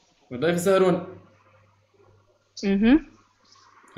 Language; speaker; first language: Arabic; native; Arabic